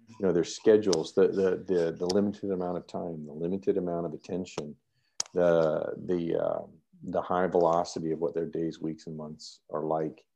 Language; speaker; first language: English; native; English